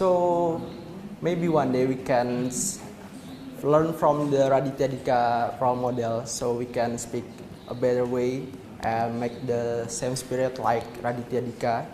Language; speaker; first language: English; non-native, learner; Indonesian